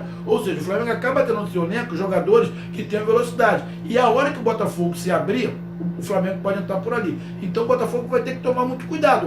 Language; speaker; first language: Portuguese; native; Portuguese